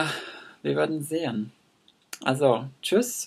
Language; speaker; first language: German; non-native, learner; English